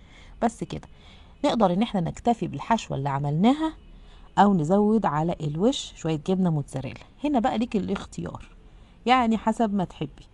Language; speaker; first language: Arabic; native; Arabic